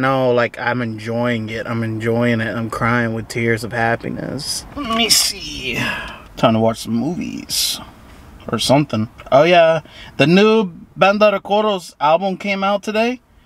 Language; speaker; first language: English; early bilingual, other home language; Spanish